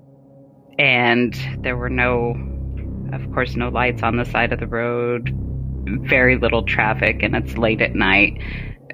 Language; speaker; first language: English; native; English